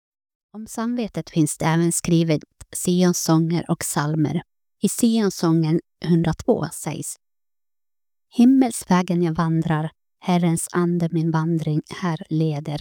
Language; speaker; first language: Swedish; native; Swedish